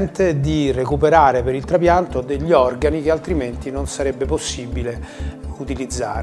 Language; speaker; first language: Italian; native; Italian